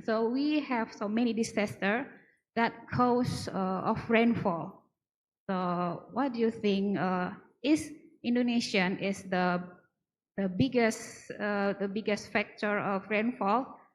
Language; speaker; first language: English; non-native, learner; Indonesian